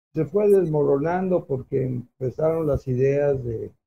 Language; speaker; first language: Spanish; native; Spanish